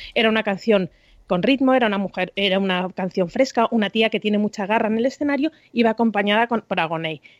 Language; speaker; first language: Spanish; native; Spanish